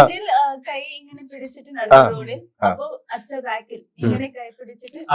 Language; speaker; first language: Malayalam; non-native, learner; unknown